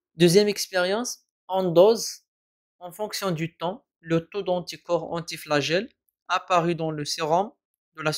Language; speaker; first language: French; non-native, local second language; Arabic